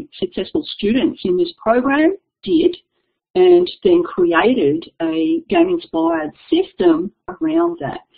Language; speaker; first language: English; native; English